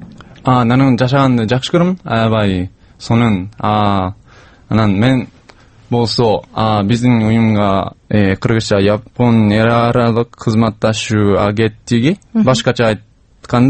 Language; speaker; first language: Kyrgyz; non-native, learner; Japanese